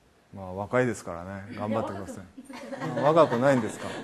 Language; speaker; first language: Japanese; native; Japanese